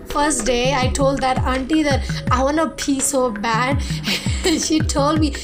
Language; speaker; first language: English; non-native, fluent; Burmese